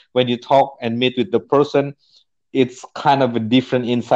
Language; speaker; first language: English; non-native, fluent; Indonesian